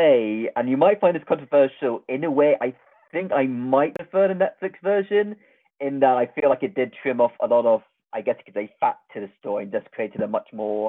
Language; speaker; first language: English; native; English